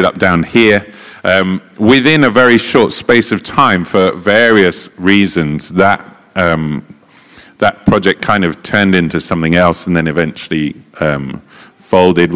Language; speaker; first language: English; native; English